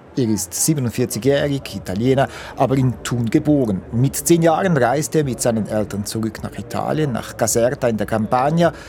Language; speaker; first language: German; native; German